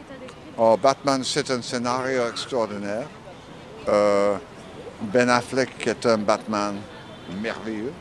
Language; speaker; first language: French; non-native, learner; English